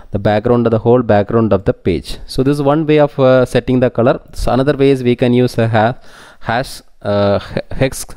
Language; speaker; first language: English; non-native, local second language; Tamil